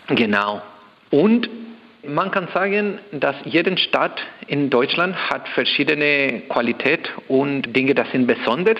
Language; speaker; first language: German; non-native, learner; Spanish